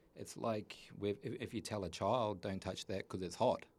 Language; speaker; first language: English; native; English